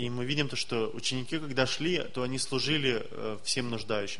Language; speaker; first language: Russian; native; Russian